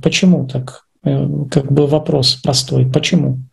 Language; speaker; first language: Russian; non-native, fluent; Czech